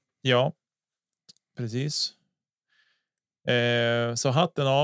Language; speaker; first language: Swedish; native; Swedish